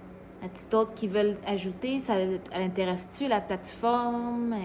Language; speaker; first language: French; native; French